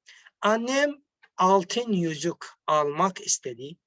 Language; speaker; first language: Turkish; non-native, fluent; Arabic